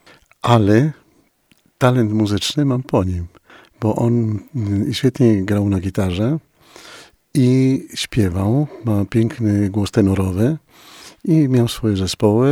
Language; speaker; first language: Polish; non-native, fluent; Spanish